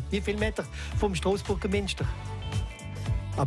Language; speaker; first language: German; native; German